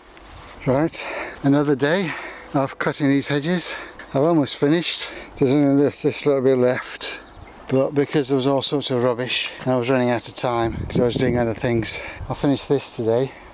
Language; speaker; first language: English; native; English